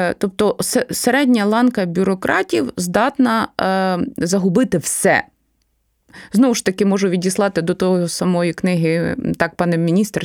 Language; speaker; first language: Ukrainian; native; Ukrainian